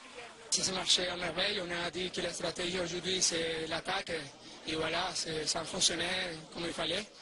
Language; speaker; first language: French; non-native, fluent; Spanish